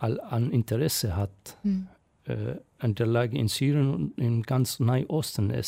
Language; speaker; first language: German; non-native, fluent; Arabic